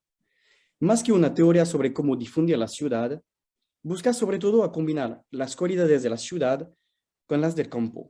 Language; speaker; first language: Spanish; non-native, fluent; French